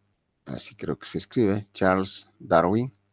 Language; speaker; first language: Spanish; native; Spanish